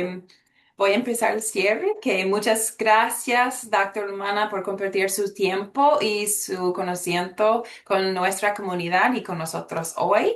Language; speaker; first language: Spanish; early bilingual, heritage; Spanish